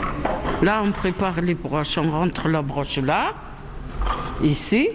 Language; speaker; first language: French; non-native, learner; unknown